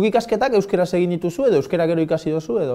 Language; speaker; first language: Basque; native; Basque